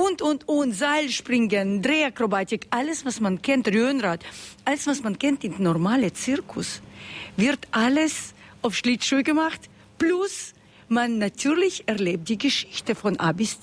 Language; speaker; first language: German; non-native, fluent; Russian